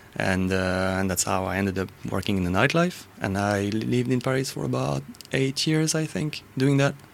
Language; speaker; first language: English; non-native, fluent; French